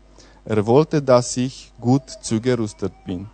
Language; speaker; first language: German; non-native, fluent; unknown